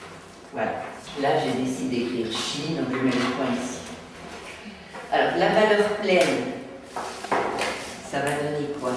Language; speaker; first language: French; native; French